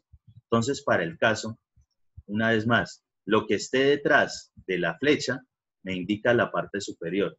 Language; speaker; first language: Spanish; native; Spanish